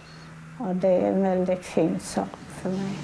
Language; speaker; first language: Swedish; non-native, fluent; Polish